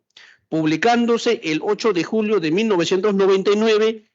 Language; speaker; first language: Spanish; native; Spanish